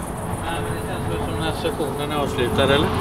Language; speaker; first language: Swedish; native; Swedish